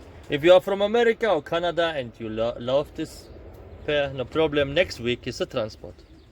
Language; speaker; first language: English; non-native, learner; Polish